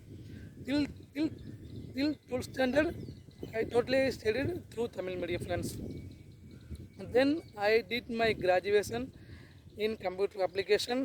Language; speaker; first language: English; non-native, learner; Tamil